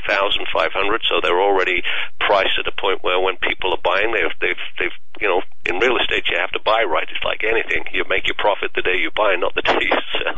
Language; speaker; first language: English; native; English